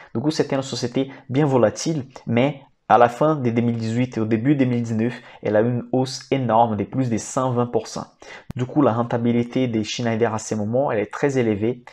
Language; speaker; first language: French; non-native, fluent; Portuguese